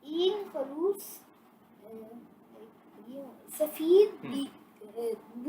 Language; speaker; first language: Persian; non-native, learner; Urdu